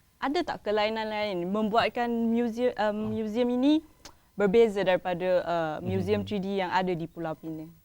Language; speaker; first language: Malay; non-native, local second language; Chinese